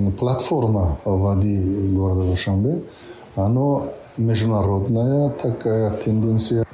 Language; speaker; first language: Russian; non-native, local second language; Tajik